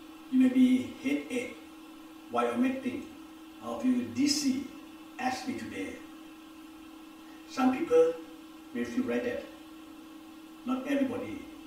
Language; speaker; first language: English; non-native, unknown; Thai